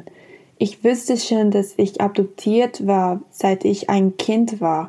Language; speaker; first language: German; non-native, fluent; Spanish